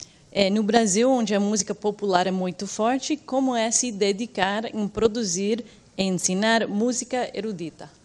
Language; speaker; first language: Portuguese; non-native, fluent; English